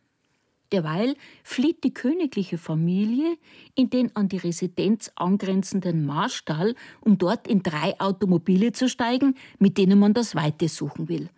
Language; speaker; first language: German; native; German